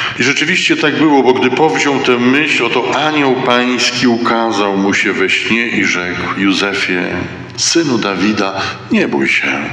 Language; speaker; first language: Polish; native; Polish